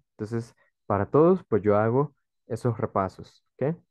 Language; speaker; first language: Spanish; native; Spanish